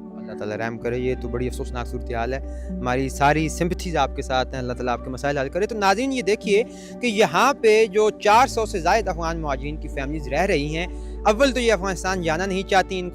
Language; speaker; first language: Urdu; native; Urdu